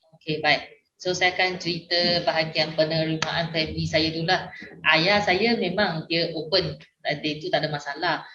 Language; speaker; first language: Malay; non-native, local second language; Min Nan Chinese